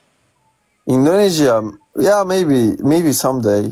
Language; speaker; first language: English; non-native, learner; Turkish